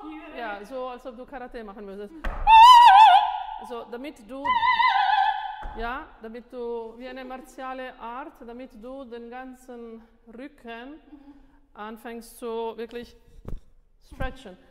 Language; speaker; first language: German; non-native, fluent; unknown